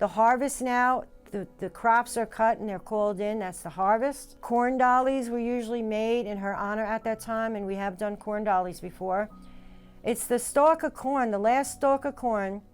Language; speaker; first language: English; native; English